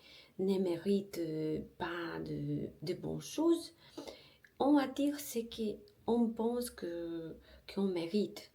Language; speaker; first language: French; non-native, learner; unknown